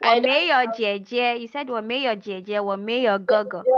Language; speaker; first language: Chinese; non-native, fluent; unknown